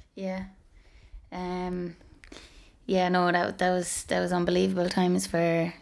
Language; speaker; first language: English; native; English